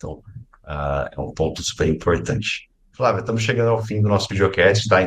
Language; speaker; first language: Portuguese; native; Portuguese